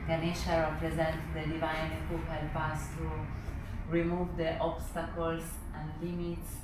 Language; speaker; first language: English; non-native, fluent; Italian